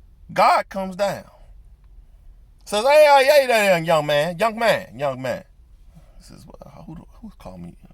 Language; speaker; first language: English; native; English